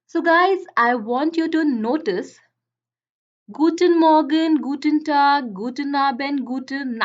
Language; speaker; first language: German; non-native, fluent; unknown